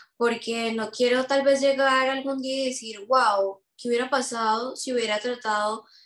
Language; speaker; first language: Spanish; native; Spanish